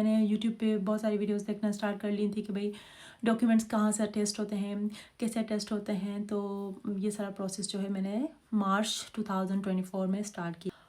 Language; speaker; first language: Urdu; non-native, local second language; Sindhi